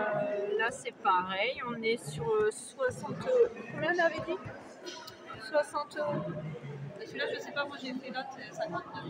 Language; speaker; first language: French; native; French